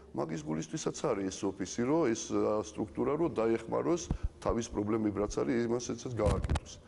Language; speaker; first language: Georgian; non-native, local second language; Ossetic